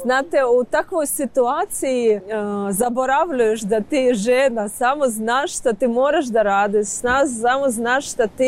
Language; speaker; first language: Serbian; non-native, learner; Ukrainian